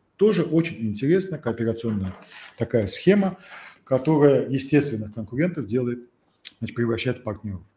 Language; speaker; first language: Russian; non-native, local second language; Azerbaijani